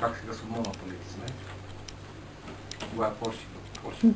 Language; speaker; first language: Bulgarian; non-native, learner; Finnish